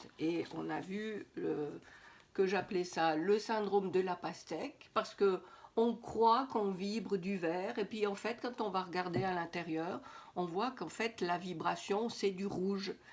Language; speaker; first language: French; native; French